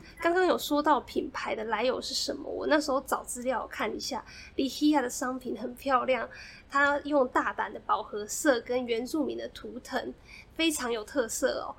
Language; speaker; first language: Chinese; native; Chinese